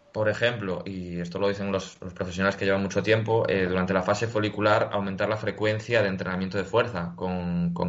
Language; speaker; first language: Spanish; native; Spanish